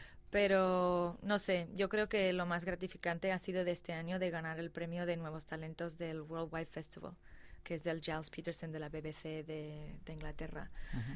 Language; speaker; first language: Spanish; non-native, fluent; English